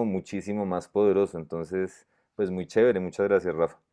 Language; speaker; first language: Spanish; native; Spanish